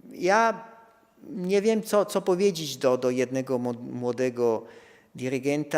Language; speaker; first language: Polish; non-native, fluent; Italian